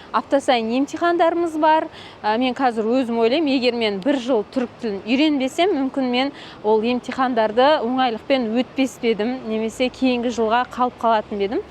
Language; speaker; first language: Kazakh; native; Kazakh